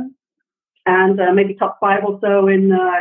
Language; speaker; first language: English; native; English